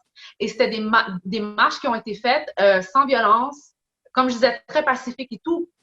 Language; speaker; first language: French; early bilingual, other home language; Portuguese